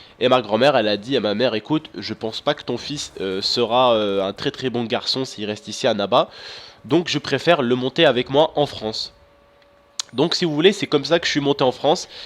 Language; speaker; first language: French; early bilingual, other home language; Arabic